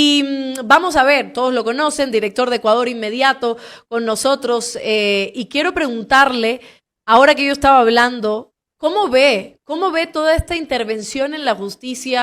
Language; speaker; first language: Spanish; native; Spanish